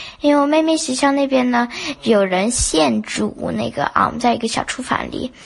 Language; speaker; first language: Chinese; early bilingual, heritage; Chinese